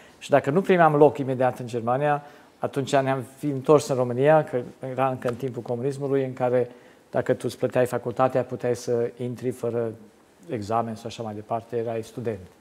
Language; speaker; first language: Romanian; non-native, local second language; German